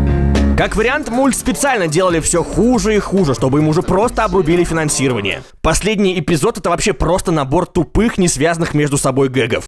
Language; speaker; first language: Russian; native; Russian